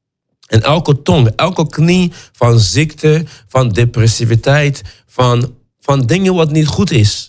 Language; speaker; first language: Dutch; non-native, fluent; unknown